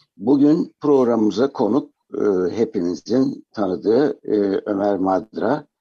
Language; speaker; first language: Turkish; native; Turkish